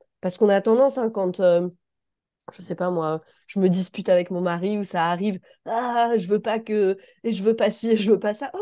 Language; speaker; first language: French; native; French